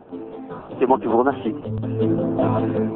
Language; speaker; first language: French; non-native, local second language; Luba-Lulua